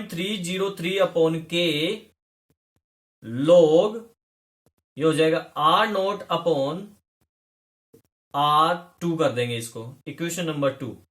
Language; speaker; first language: Hindi; native; Hindi